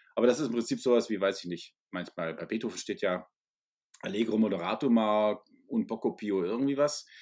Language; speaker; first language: German; native; German